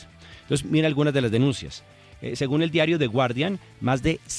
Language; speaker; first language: Spanish; native; Spanish